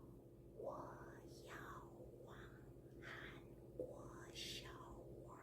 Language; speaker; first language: Chinese; non-native, fluent; Korean